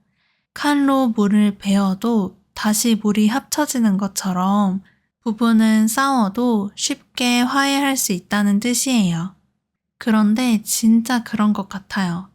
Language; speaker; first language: Korean; native; Korean